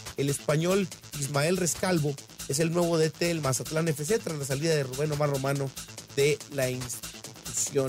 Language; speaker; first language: Spanish; native; Spanish